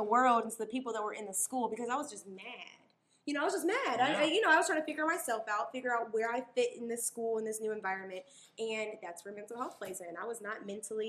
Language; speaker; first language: English; native; English